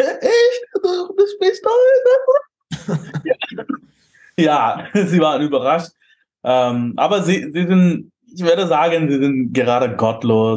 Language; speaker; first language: German; non-native, fluent; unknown